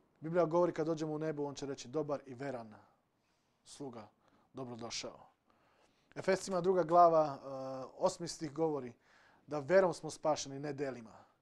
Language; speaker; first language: Serbian; non-native, local second language; Slovak